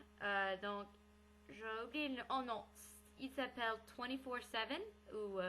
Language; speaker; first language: French; non-native, learner; English